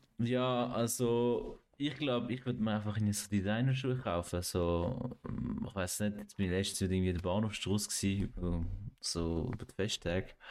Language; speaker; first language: German; early bilingual, other home language; Kurdish